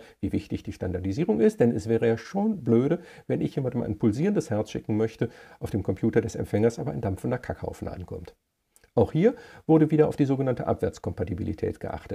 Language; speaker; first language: German; native; German